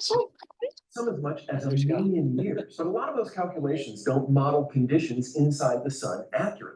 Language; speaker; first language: English; native; English